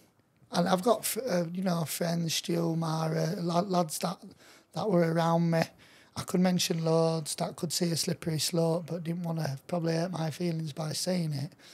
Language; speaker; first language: English; native; English